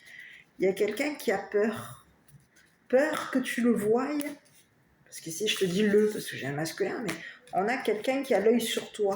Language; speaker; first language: French; native; French